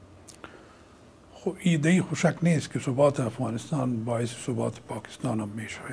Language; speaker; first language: Persian; native; Persian